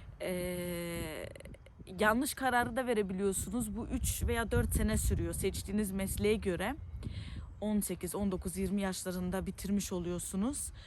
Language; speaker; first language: Turkish; early bilingual, heritage; Turkish